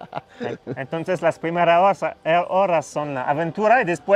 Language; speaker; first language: Spanish; non-native, learner; French